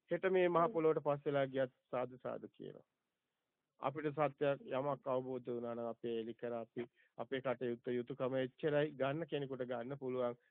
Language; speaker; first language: Sinhala; native; Sinhala